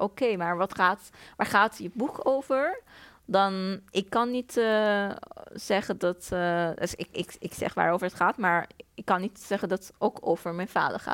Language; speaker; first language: Dutch; non-native, fluent; Persian